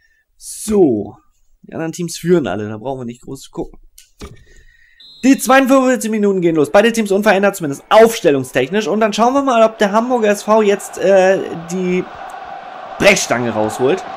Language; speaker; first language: German; native; German